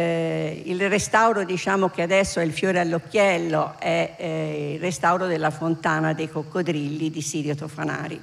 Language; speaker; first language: Italian; native; Italian